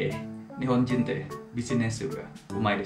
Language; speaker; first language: Japanese; non-native, fluent; Indonesian